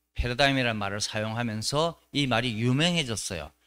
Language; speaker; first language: Korean; native; Korean